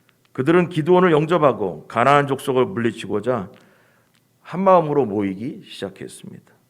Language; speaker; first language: Korean; native; Korean